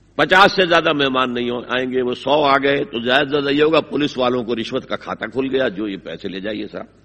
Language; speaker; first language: Urdu; native; Urdu